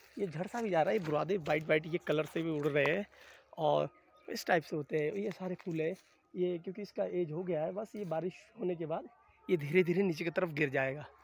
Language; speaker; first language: Hindi; non-native, local second language; Bangla